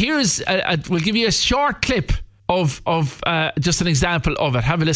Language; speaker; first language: English; native; English